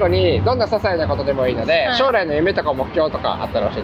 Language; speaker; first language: Japanese; native; Japanese